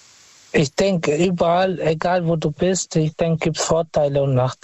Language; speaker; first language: German; non-native, fluent; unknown